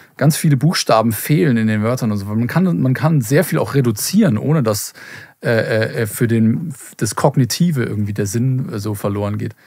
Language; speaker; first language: German; native; German